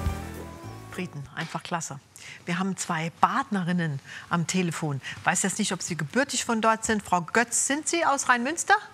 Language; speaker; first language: German; native; German